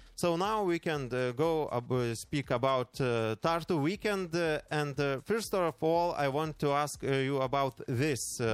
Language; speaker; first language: English; non-native, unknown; Lithuanian